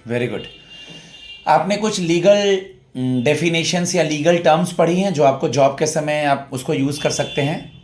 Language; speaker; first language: Hindi; native; Hindi